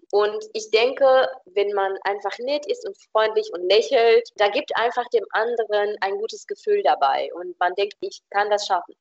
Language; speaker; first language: German; non-native, fluent; Romanian